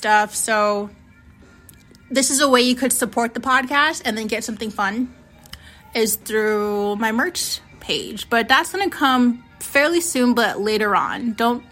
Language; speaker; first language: English; early bilingual, other home language; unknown